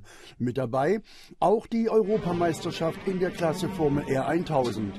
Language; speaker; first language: German; native; German